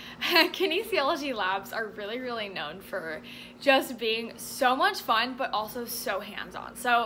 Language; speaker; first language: English; native; English